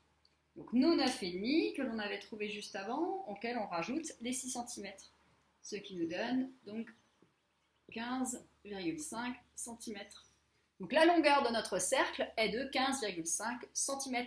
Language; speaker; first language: French; native; French